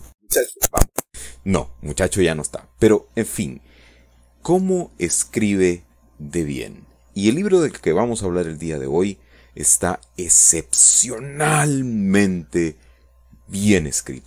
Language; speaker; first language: Spanish; native; Spanish